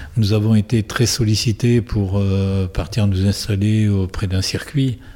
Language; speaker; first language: French; native; French